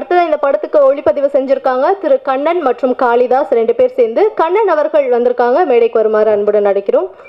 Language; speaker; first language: Tamil; native; Tamil